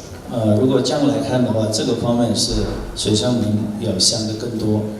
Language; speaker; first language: Chinese; non-native, fluent; Nepali